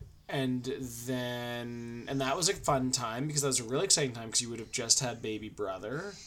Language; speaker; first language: English; native; English